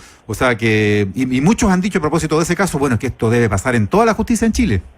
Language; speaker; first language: Spanish; native; Spanish